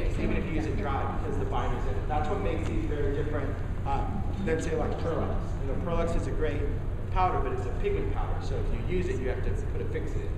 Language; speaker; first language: English; native; English